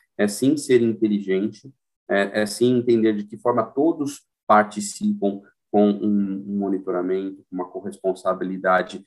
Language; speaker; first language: Portuguese; native; Portuguese